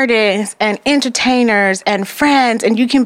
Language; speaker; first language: English; early bilingual, other home language; Jamaican Creole English